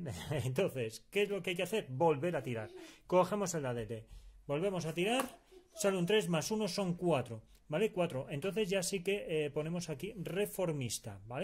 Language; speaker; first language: Spanish; native; Spanish